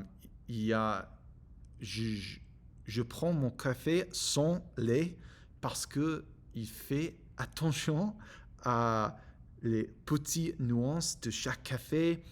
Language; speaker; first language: French; non-native, learner; English